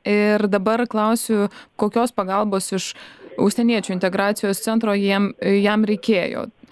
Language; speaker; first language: Lithuanian; native; Lithuanian